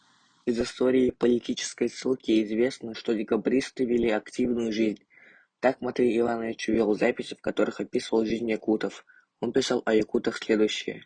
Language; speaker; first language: Russian; non-native, local second language; Yakut